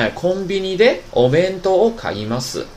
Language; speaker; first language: Japanese; non-native, fluent; Chinese